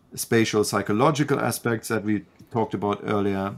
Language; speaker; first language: English; non-native, fluent; German